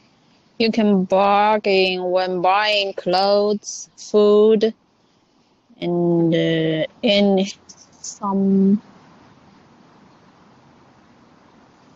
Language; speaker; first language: English; non-native, learner; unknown